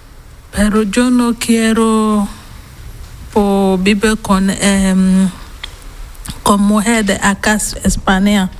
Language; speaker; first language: Spanish; non-native, learner; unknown